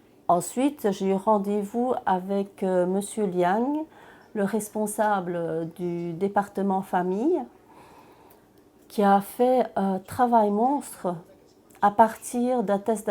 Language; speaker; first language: French; early bilingual, other home language; Chinese